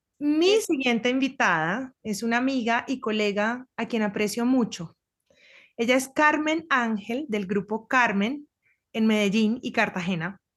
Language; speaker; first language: Spanish; native; Spanish